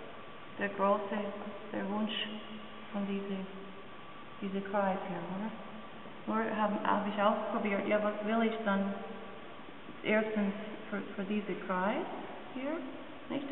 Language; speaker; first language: German; non-native, learner; English